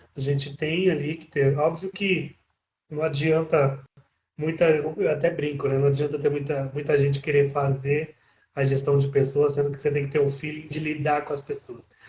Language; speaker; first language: Portuguese; native; Portuguese